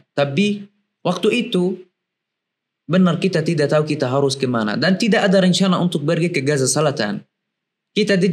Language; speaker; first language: Indonesian; non-native, learner; Arabic